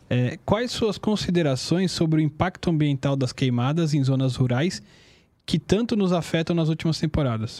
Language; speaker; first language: Portuguese; native; Portuguese